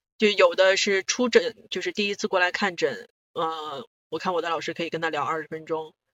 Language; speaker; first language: Chinese; non-native, local second language; Korean